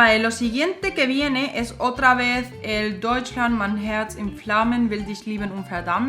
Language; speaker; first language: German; non-native, fluent; Spanish